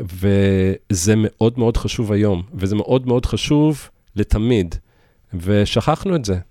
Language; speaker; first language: Hebrew; early bilingual, heritage; English